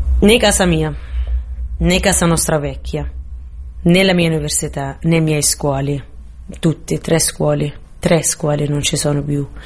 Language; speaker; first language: Italian; non-native, fluent; Arabic